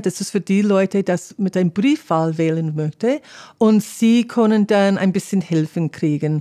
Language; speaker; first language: German; non-native, fluent; English